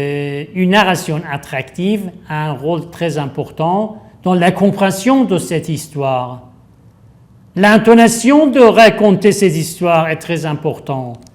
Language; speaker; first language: French; non-native, fluent; Persian